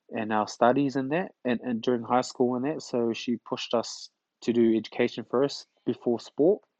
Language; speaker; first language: English; early bilingual, other home language; Tongan